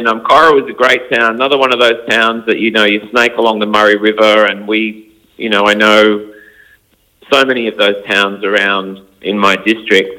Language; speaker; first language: English; native; English